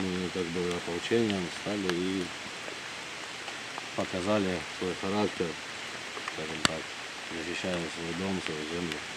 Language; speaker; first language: Russian; native; Russian